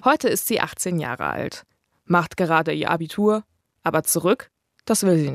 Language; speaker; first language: German; native; German